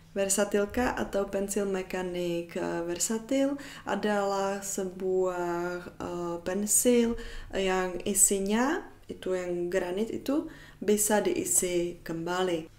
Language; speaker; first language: Indonesian; non-native, fluent; Czech